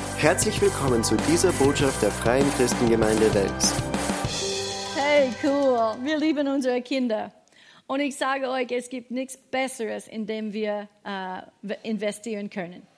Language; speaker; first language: German; non-native, fluent; English